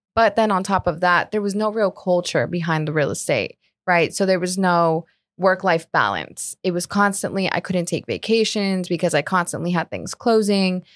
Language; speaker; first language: English; early bilingual, other home language; Spanish